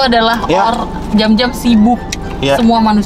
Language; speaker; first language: Indonesian; native; Indonesian